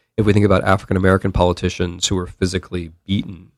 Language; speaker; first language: English; native; English